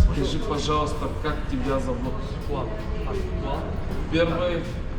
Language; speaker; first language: Russian; non-native, learner; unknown